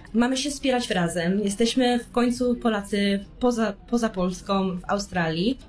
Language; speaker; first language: Polish; early bilingual, heritage; Polish